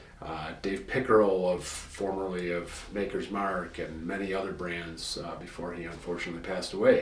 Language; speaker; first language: English; native; English